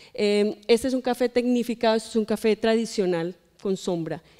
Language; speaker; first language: Spanish; native; Spanish